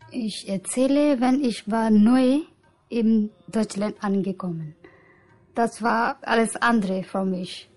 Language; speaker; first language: German; non-native, learner; Punjabi